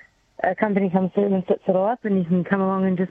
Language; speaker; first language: English; native; English